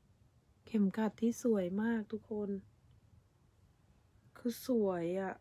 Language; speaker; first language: Thai; native; Thai